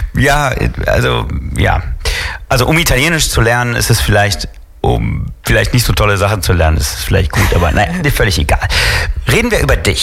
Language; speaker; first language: German; native; German